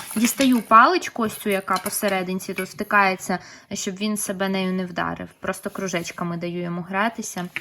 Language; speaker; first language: Ukrainian; native; Ukrainian